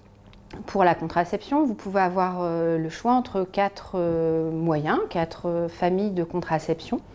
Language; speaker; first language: French; native; French